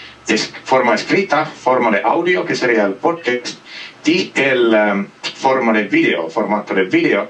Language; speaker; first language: Spanish; non-native, fluent; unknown